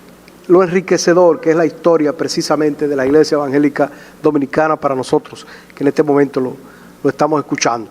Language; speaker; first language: Spanish; native; Spanish